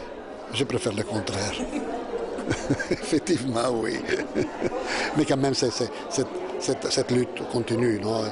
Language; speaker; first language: French; non-native, fluent; Italian